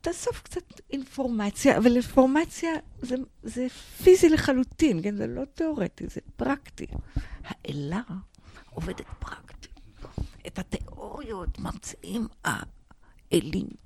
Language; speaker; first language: Hebrew; non-native, fluent; English